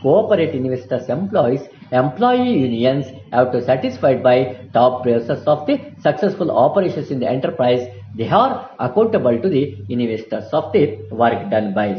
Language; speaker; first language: English; non-native, local second language; Kannada